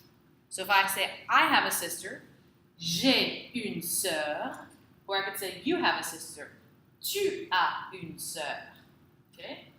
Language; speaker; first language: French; non-native, fluent; English